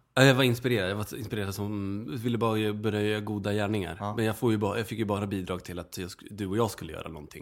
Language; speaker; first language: Swedish; native; Swedish